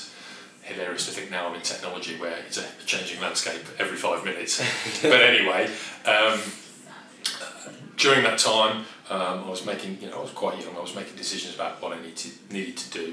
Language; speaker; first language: English; native; English